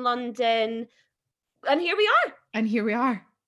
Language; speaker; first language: English; native; English